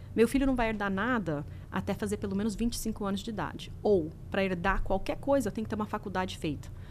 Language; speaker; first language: Portuguese; early bilingual, heritage; English